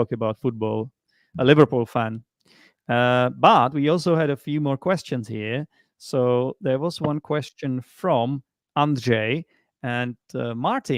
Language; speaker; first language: English; non-native, fluent; Czech